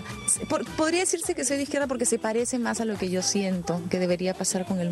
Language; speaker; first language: Spanish; native; Spanish